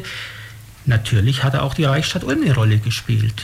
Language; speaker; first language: German; native; German